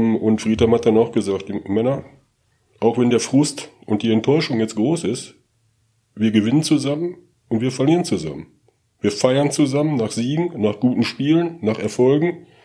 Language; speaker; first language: German; native; German